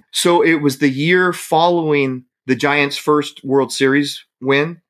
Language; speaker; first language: English; native; English